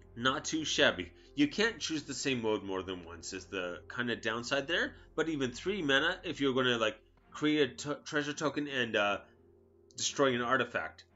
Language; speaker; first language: English; native; English